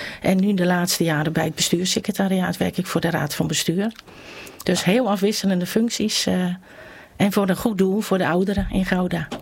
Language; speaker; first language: Dutch; native; Dutch